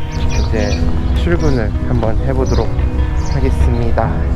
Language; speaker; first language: Korean; native; Korean